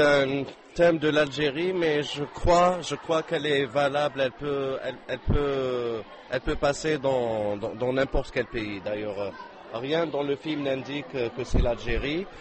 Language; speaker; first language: French; non-native, local second language; Arabic